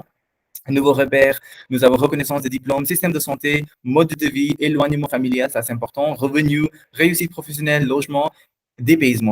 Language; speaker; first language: French; non-native, fluent; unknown